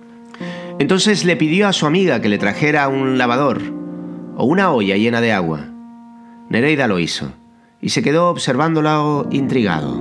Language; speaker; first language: Spanish; native; Spanish